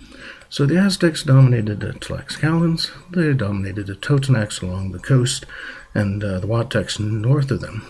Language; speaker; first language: English; native; English